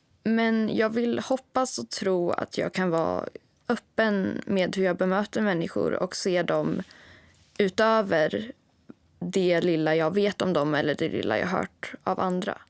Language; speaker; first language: Swedish; native; Swedish